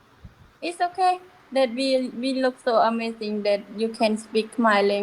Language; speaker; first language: English; non-native, learner; Khmer